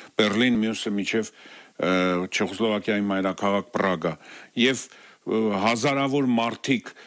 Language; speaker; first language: Armenian; native; Armenian